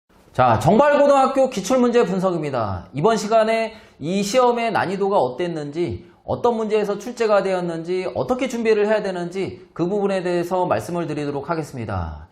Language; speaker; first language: Korean; native; Korean